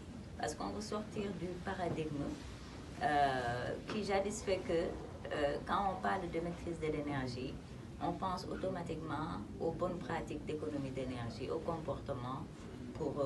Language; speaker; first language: French; non-native, local second language; Wolof